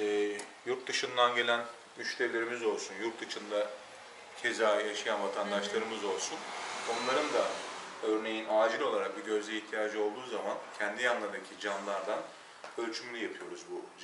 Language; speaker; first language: Turkish; native; Turkish